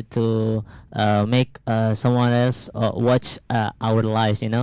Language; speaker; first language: English; non-native, learner; Indonesian